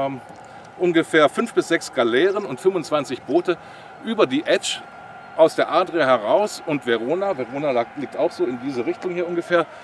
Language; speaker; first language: German; native; German